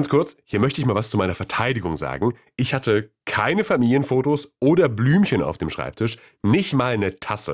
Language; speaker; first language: German; native; German